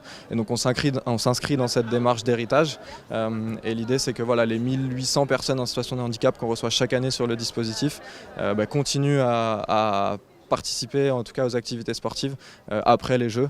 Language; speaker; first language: French; native; French